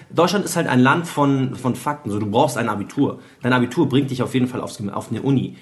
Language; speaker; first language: German; early bilingual, other home language; Arabic